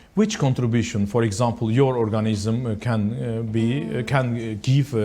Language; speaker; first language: English; non-native, learner; Azerbaijani